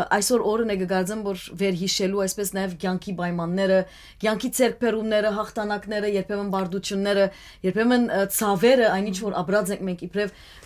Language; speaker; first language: Armenian; native; Armenian